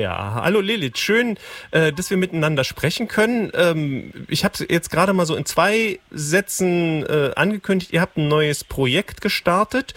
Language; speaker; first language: German; native; German